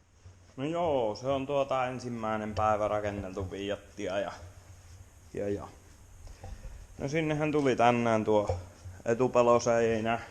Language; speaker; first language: Finnish; native; Finnish